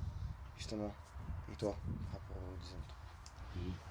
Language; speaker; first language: French; native; French